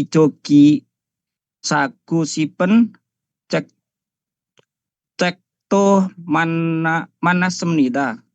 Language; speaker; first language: Korean; non-native, learner; Indonesian